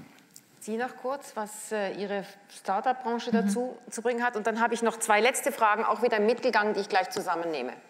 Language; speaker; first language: German; native; German